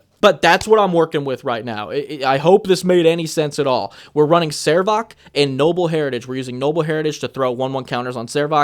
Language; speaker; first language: English; native; English